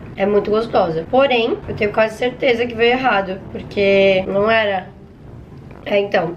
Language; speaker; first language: Portuguese; native; Portuguese